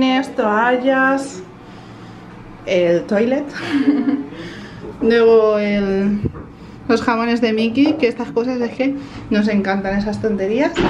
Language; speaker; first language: Spanish; native; Spanish